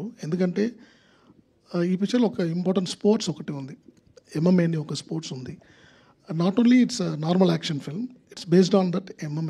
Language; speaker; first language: Telugu; non-native, learner; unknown